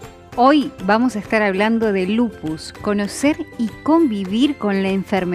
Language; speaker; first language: Spanish; native; Spanish